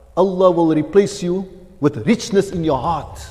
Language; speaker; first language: English; native; English